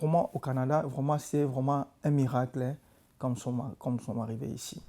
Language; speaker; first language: French; non-native, local second language; Lingala